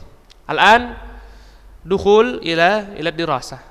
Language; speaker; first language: Arabic; non-native, fluent; Indonesian